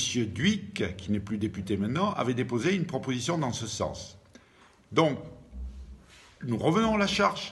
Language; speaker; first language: French; native; French